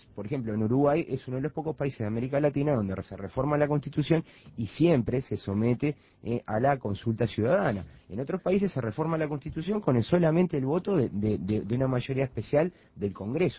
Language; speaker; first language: Spanish; native; Spanish